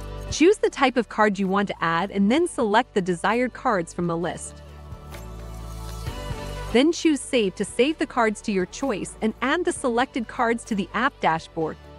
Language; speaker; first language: English; non-native, fluent; Dutch